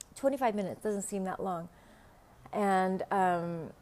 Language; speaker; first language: English; non-native, fluent; Vietnamese